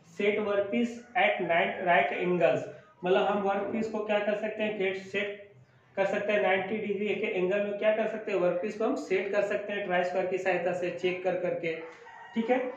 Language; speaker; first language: Hindi; native; Hindi